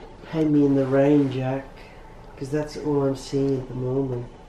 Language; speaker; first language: English; native; English